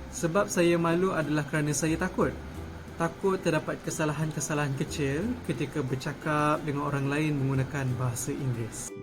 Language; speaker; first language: Malay; native; Malay